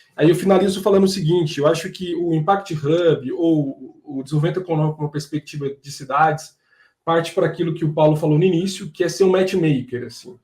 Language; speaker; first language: Portuguese; native; Portuguese